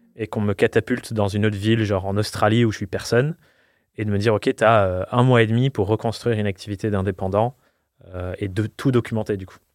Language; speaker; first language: French; non-native, fluent; English